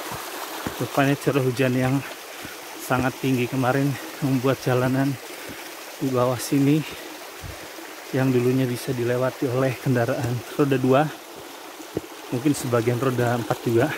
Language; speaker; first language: Indonesian; native; Indonesian